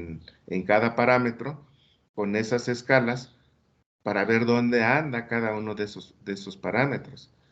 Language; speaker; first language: Spanish; native; Spanish